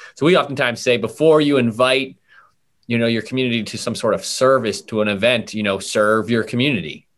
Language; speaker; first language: English; native; English